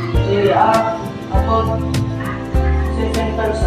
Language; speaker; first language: English; non-native, learner; Indonesian